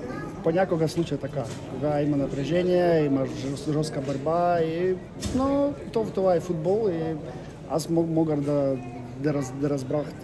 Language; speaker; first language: Bulgarian; non-native, learner; Russian